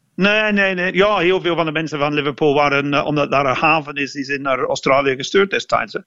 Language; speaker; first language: Dutch; non-native, fluent; English